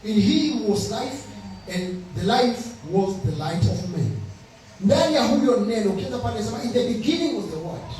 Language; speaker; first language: English; non-native, local second language; Swahili